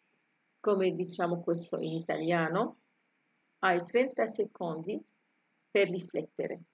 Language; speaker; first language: Italian; non-native, fluent; Arabic